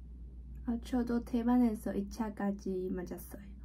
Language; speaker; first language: Korean; non-native, learner; Chinese